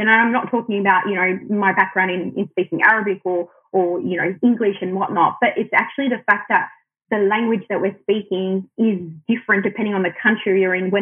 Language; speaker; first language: English; non-native, local second language; Arabic